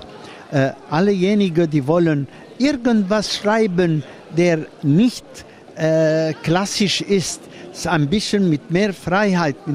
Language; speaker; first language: German; non-native, fluent; Arabic